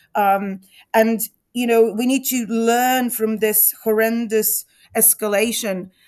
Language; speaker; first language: English; non-native, fluent; Ukrainian